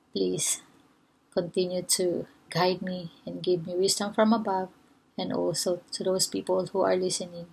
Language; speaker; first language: English; non-native, local second language; Filipino